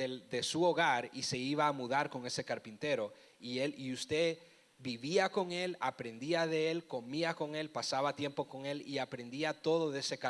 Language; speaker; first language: Spanish; early bilingual, heritage; Spanish